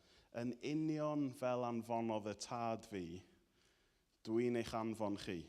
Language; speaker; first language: Welsh; native; Welsh